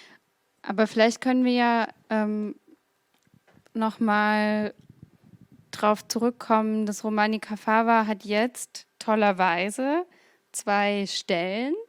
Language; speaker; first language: German; native; German